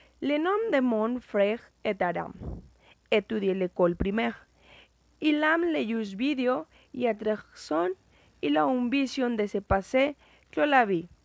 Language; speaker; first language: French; non-native, learner; Spanish